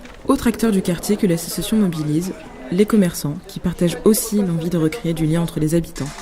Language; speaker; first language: French; native; French